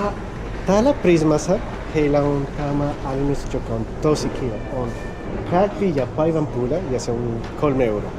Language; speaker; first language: Finnish; non-native, learner; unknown